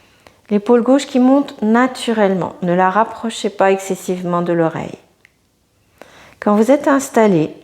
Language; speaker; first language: French; native; French